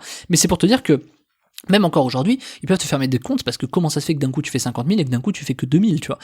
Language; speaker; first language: French; native; French